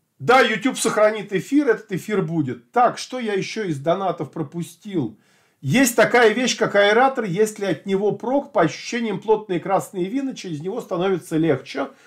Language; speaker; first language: Russian; native; Russian